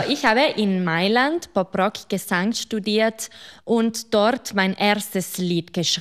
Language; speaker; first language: German; non-native, local second language; Italian